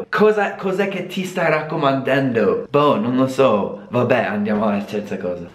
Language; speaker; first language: Italian; non-native, fluent; English